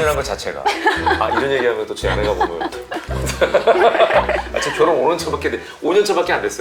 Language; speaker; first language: Korean; native; Korean